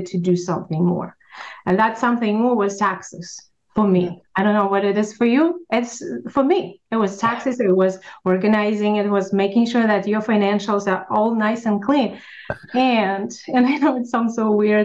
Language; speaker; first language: English; non-native, fluent; Russian